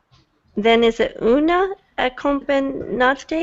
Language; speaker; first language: Spanish; non-native, learner; English